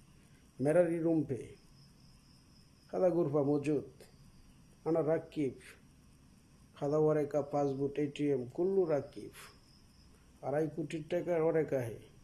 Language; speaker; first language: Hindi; non-native, learner; Bangla